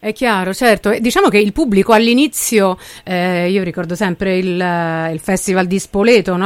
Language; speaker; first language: Italian; native; Italian